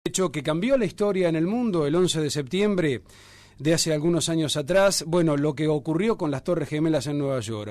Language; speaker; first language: Spanish; native; Spanish